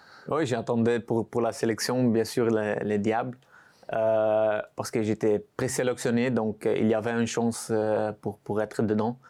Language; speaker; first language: French; non-native, local second language; Dutch